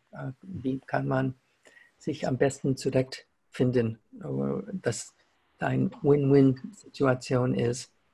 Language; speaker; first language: German; non-native, fluent; English